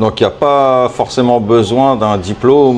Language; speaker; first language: French; native; French